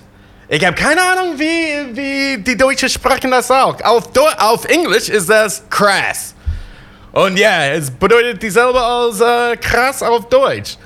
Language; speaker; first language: German; non-native, fluent; English